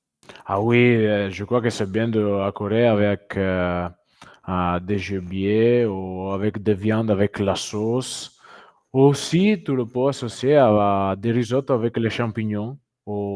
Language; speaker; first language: French; non-native, fluent; Italian